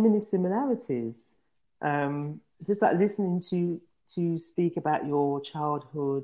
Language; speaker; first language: English; native; English